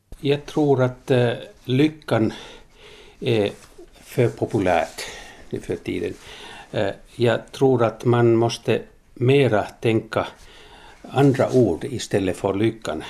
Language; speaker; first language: Swedish; non-native, local second language; Finnish